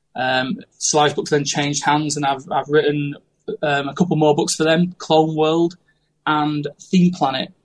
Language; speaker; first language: English; native; English